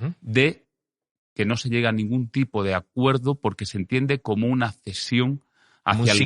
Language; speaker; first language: Spanish; native; Spanish